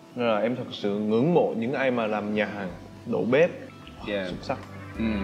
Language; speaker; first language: Vietnamese; non-native, fluent; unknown